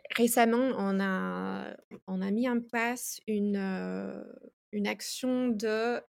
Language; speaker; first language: French; non-native, fluent; English